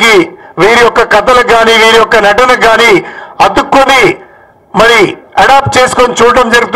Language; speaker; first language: Telugu; native; Telugu